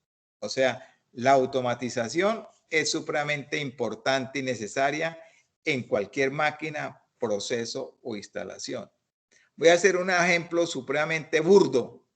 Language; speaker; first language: Spanish; native; Spanish